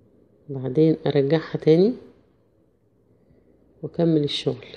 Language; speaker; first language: Arabic; native; Arabic